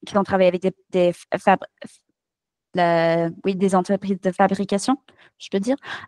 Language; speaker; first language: French; non-native, fluent; English